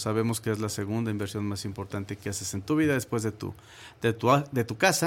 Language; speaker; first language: Spanish; native; Spanish